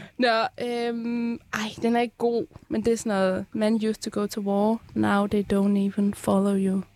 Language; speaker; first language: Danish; early bilingual, other home language; Persian